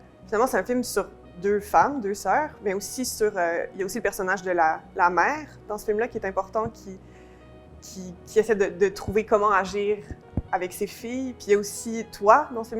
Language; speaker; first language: French; native; French